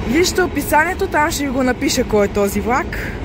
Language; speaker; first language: Bulgarian; native; Bulgarian